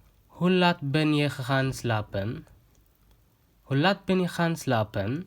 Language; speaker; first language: Dutch; non-native, fluent; Tigrinya